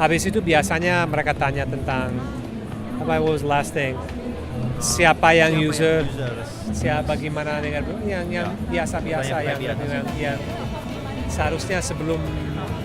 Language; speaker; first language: Indonesian; non-native, fluent; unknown